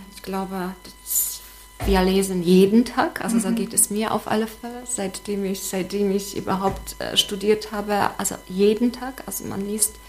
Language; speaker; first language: German; non-native, fluent; Polish